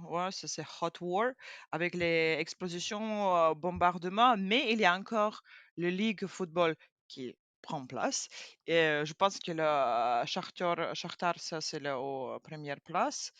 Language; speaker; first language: French; non-native, fluent; Ukrainian